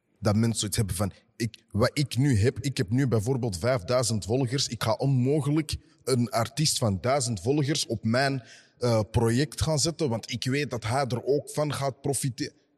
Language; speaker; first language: Dutch; early bilingual, other home language; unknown